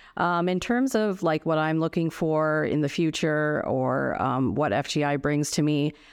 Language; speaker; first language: English; native; English